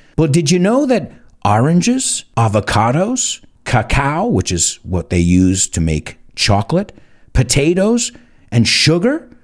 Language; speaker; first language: English; early bilingual, other home language; Spanish